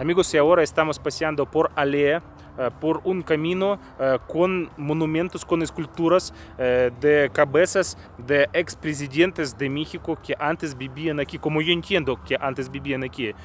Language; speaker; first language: Spanish; non-native, learner; Russian